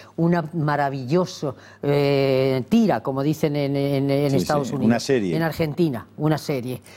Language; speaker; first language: Spanish; native; Spanish